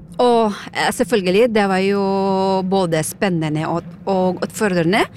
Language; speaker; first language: Norwegian; non-native, fluent; Filipino